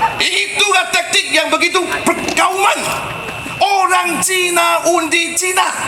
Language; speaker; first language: Malay; non-native, local second language; Chinese